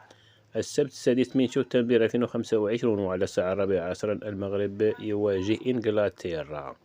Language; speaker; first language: Arabic; native; Arabic